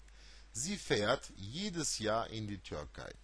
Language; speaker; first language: German; non-native, fluent; Turkish